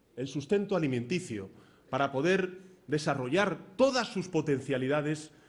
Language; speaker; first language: Spanish; native; Spanish